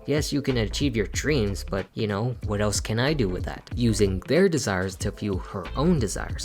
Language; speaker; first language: English; native; English